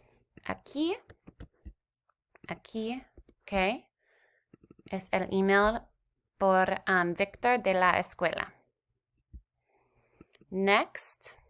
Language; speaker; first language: Spanish; non-native, learner; English